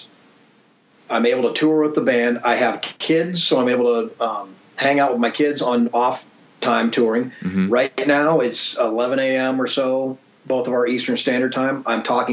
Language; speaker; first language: English; native; English